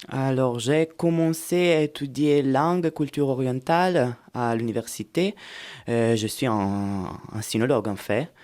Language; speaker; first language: French; non-native, fluent; Italian